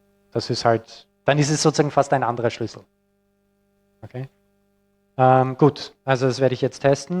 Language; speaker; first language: German; non-native, fluent; English